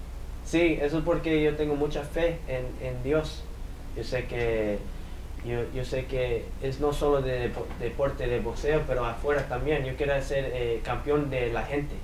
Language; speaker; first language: Spanish; early bilingual, heritage; English